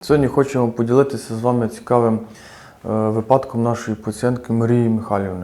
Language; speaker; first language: Ukrainian; native; Ukrainian